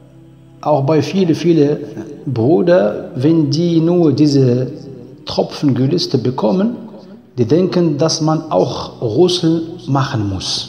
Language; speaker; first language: German; non-native, fluent; Arabic